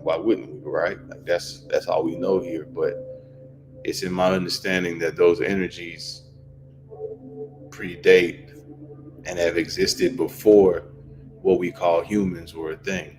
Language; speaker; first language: English; native; English